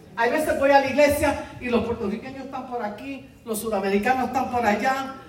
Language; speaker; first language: Spanish; native; Spanish